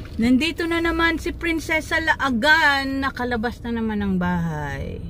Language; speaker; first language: Filipino; non-native, local second language; Cebuano